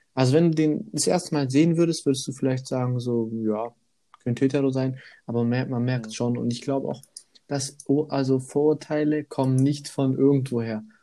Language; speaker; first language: German; early bilingual, other home language; Italian